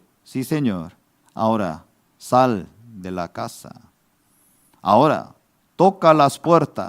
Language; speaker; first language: Spanish; non-native, fluent; Korean